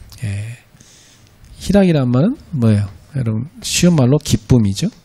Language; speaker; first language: Korean; native; Korean